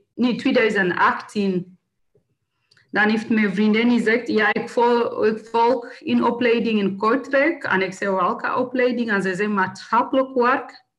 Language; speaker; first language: Dutch; non-native, fluent; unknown